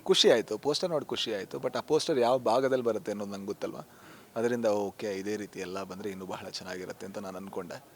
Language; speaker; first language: Kannada; non-native, local second language; Tulu